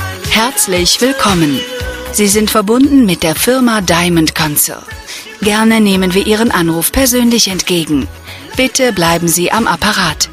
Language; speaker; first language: German; native; German